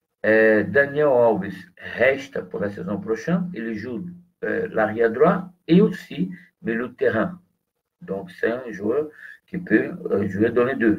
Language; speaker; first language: French; non-native, fluent; Portuguese